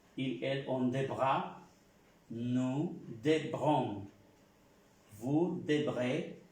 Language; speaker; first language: French; non-native, fluent; Spanish